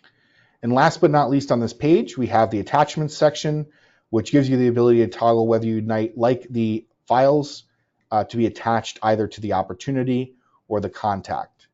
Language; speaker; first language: English; native; English